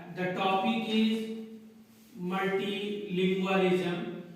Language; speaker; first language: English; non-native, local second language; Hindi